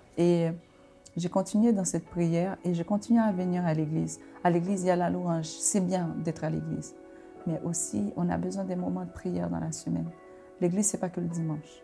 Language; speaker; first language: French; non-native, local second language; Haitian Creole